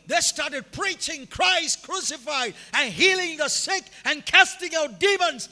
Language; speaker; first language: English; non-native, local second language; Malayalam